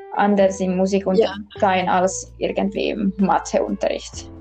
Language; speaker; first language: German; non-native, learner; Finnish